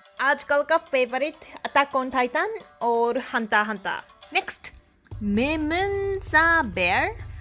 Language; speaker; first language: Hindi; non-native, fluent; Japanese